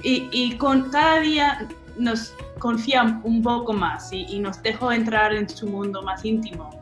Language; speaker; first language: Spanish; non-native, fluent; English